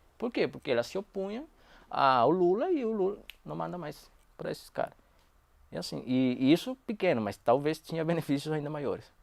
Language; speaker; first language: Portuguese; non-native, fluent; Spanish